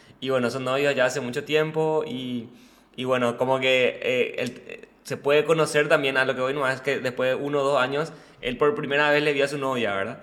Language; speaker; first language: Spanish; native; Spanish